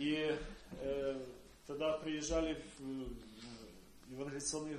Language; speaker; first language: Polish; non-native, learner; Russian